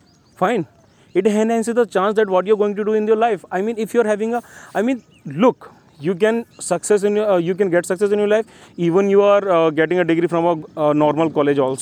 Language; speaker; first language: English; non-native, local second language; Hindi